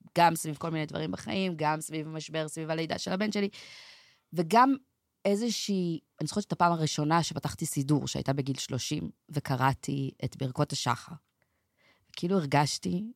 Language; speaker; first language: Hebrew; native; Hebrew